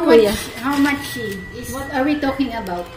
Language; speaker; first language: English; non-native, local second language; Filipino